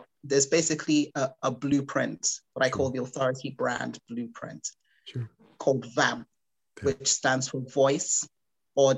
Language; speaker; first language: English; non-native, local second language; Igbo